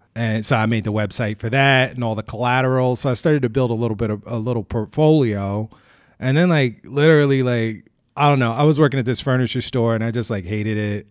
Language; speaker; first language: English; native; English